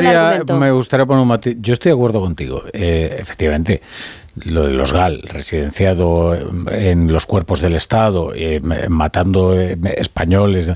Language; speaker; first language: Spanish; native; Spanish